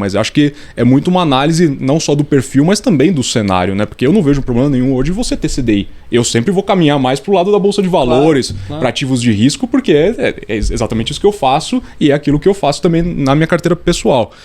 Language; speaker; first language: Portuguese; native; Portuguese